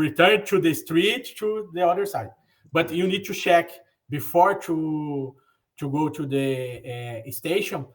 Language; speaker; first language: English; non-native, learner; Portuguese